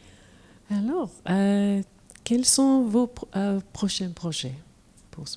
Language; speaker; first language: French; non-native, fluent; English